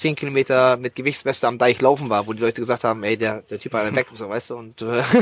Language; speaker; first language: German; native; German